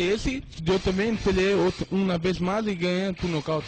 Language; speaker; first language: Spanish; non-native, learner; Portuguese